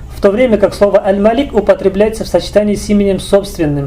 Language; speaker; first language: Russian; non-native, local second language; Kazakh